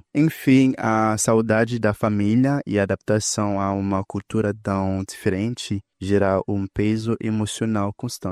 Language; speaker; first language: Portuguese; non-native, fluent; Haitian Creole